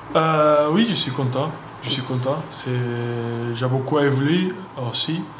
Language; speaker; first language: French; non-native, learner; Portuguese